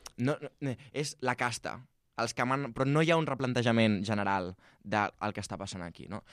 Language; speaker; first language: Catalan; native; Catalan